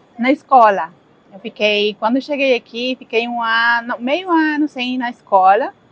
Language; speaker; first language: Portuguese; early bilingual, other home language; Spanish